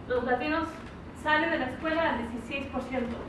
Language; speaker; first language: Spanish; early bilingual, other home language; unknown